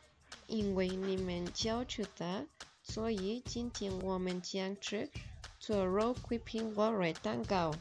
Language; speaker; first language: Chinese; non-native, learner; Spanish